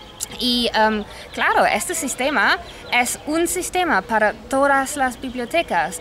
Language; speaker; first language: Spanish; non-native, fluent; English